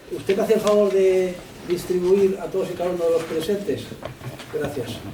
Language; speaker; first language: Spanish; native; Spanish